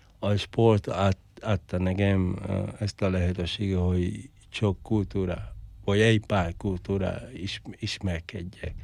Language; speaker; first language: Hungarian; non-native, learner; Spanish